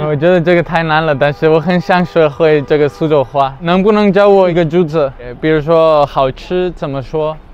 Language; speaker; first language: Chinese; non-native, fluent; Spanish